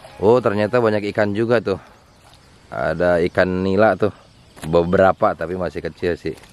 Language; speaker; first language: Indonesian; non-native, local second language; Sundanese